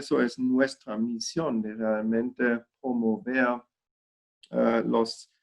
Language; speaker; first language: Spanish; non-native, fluent; German